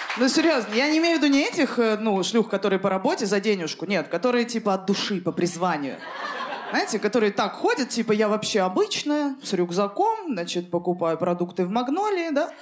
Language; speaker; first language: Russian; native; Russian